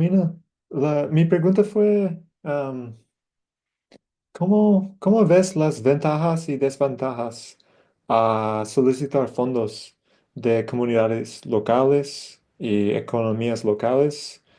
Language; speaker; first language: Spanish; non-native, fluent; English